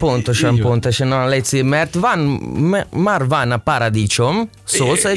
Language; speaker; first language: Hungarian; non-native, learner; Italian